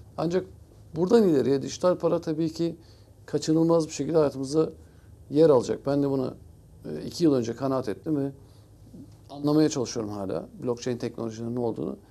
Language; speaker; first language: Turkish; early bilingual, heritage; Turkish